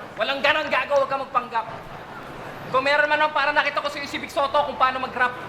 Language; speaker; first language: Filipino; native; Filipino